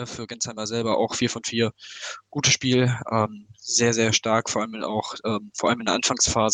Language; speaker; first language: German; native; German